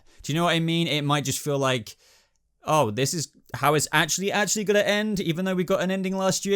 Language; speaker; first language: English; native; English